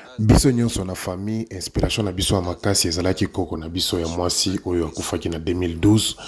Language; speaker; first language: Lingala; non-native, local second language; Swahili